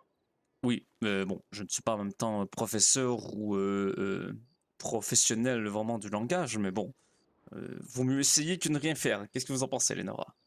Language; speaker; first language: French; native; French